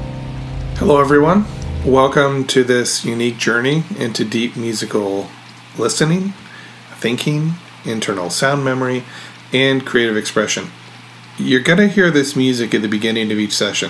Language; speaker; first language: English; native; English